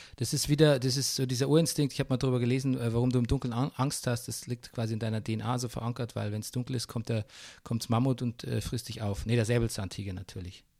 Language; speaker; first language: German; native; German